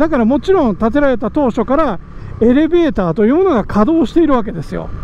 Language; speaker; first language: Japanese; native; Japanese